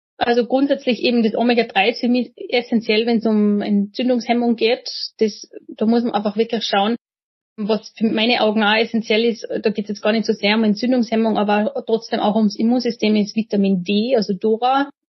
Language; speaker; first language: German; native; German